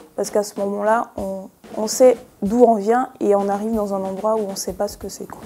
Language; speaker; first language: French; early bilingual, other home language; Lingala